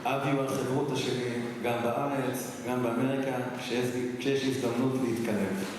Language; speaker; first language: Hebrew; early bilingual, other home language; English